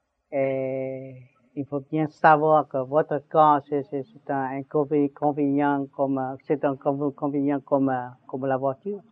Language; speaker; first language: French; non-native, learner; Vietnamese